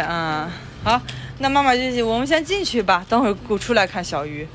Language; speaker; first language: Chinese; native; Chinese